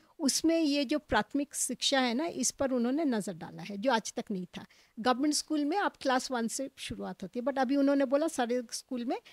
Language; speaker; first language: Hindi; non-native, local second language; Bangla